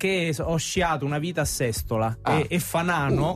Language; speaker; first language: Italian; native; Italian